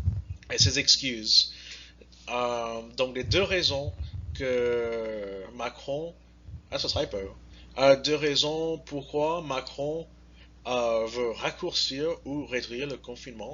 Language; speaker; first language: French; non-native, learner; English